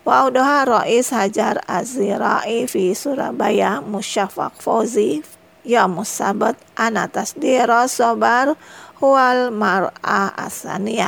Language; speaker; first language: Arabic; non-native, fluent; Indonesian